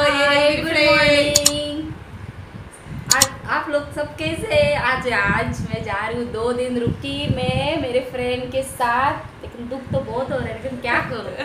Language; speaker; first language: Hindi; native; Hindi